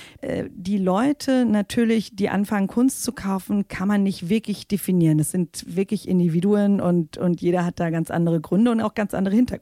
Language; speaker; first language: German; native; German